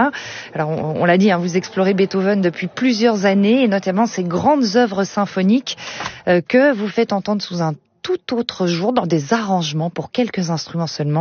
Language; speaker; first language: French; native; French